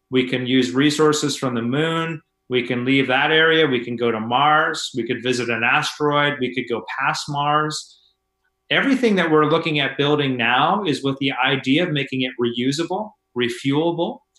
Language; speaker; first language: English; native; English